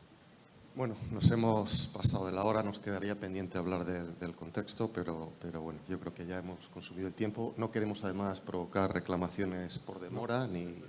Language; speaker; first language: Spanish; native; Spanish